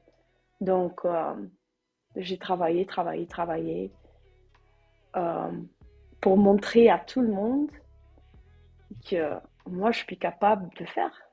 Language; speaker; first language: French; non-native, learner; Dutch